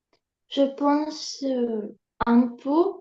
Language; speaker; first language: French; non-native, learner; Ukrainian